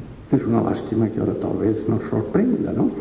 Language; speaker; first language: Spanish; non-native, local second language; Catalan